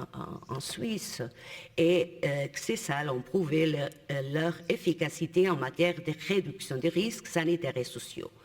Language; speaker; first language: French; non-native, fluent; Portuguese